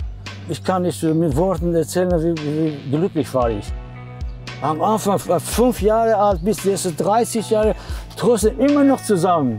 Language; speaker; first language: German; non-native, learner; Armenian